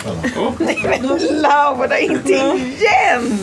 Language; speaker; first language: Swedish; native; Swedish